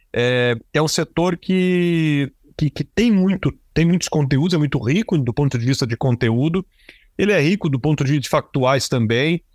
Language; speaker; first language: Portuguese; native; Portuguese